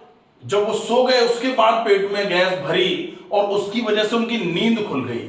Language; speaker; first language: Hindi; native; Hindi